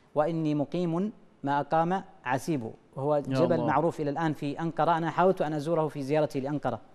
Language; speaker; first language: Arabic; native; Arabic